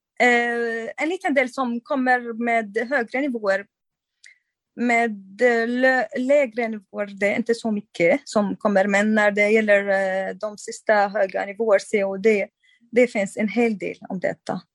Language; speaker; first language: Swedish; non-native, fluent; Arabic